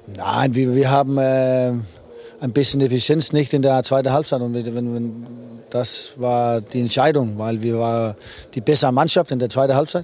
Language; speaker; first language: German; non-native, learner; Danish